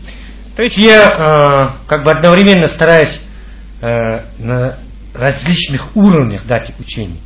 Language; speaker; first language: Russian; native; Russian